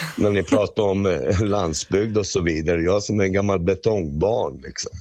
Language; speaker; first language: Swedish; native; Swedish